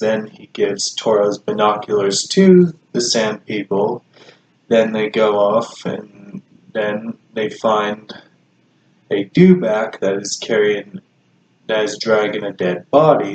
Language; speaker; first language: English; native; English